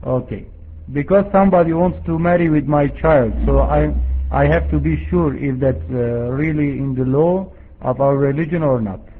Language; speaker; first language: English; non-native, fluent; Arabic